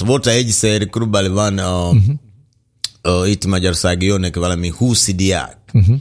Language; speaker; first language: Hungarian; non-native, learner; Swahili